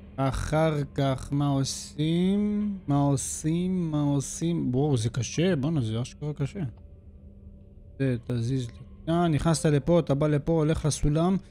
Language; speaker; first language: Hebrew; native; Hebrew